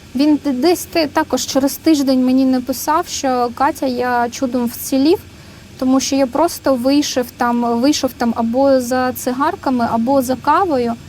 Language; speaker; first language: Ukrainian; native; Ukrainian